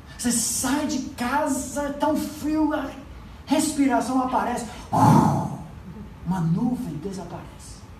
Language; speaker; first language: Portuguese; non-native, fluent; English